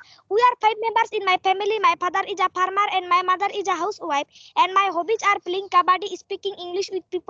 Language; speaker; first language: English; non-native, learner; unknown